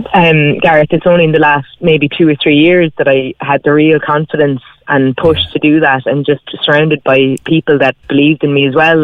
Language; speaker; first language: English; native; English